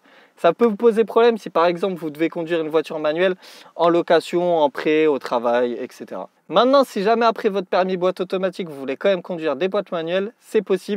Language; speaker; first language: French; native; French